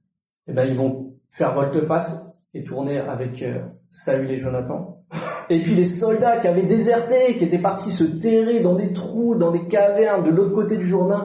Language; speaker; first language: French; native; French